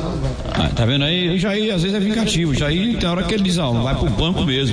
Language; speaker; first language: Portuguese; native; Portuguese